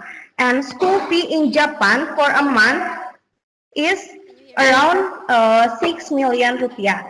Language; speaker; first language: English; non-native, learner; Indonesian